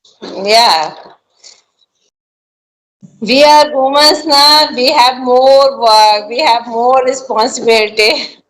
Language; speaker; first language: English; non-native, learner; Hindi